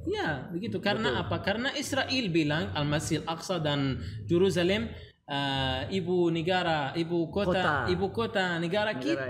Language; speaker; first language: Indonesian; non-native, learner; Arabic